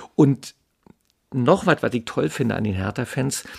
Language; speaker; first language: German; native; German